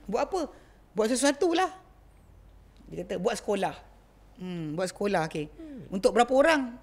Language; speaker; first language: Malay; native; Malay